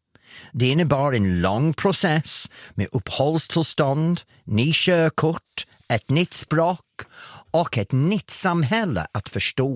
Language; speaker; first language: Swedish; non-native, fluent; English